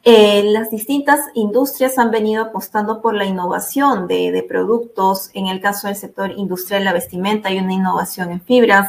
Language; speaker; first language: Spanish; native; Spanish